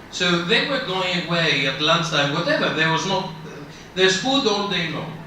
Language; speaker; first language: English; non-native, fluent; Greek